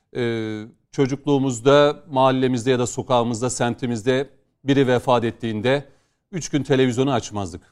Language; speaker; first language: Turkish; native; Turkish